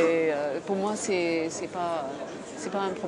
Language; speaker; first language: French; non-native, fluent; English